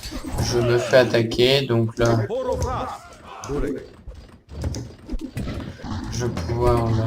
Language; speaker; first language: French; native; French